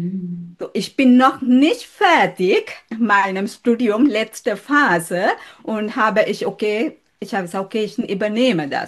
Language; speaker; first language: German; non-native, fluent; Sinhala